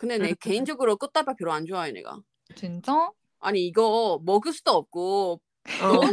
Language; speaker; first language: Korean; non-native, fluent; Chinese